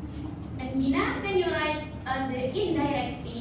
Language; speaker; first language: English; non-native, fluent; Indonesian